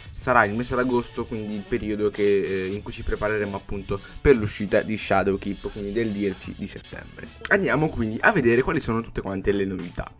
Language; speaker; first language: Italian; native; Italian